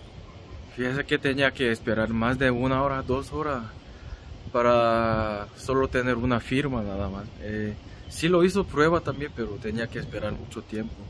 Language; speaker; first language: Spanish; non-native, learner; Korean